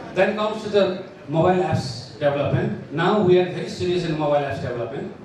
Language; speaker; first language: English; non-native, local second language; Nepali